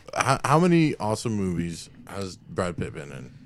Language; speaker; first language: English; native; English